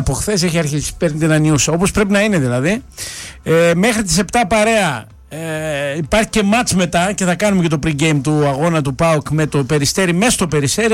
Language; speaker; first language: Greek; native; Greek